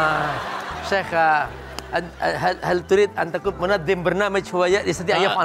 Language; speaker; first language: Arabic; non-native, learner; Indonesian